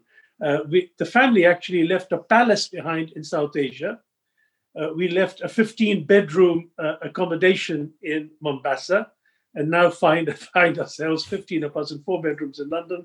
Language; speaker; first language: English; non-native, local second language; Sindhi